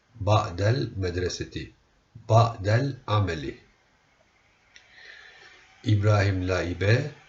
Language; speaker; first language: Arabic; non-native, fluent; Turkish